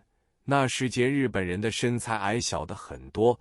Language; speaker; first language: Chinese; native; Chinese